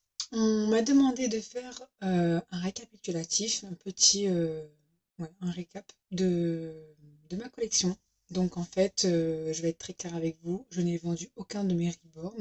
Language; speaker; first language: French; native; French